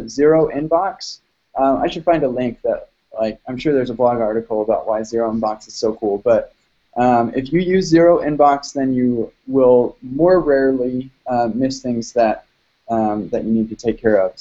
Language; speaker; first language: English; native; English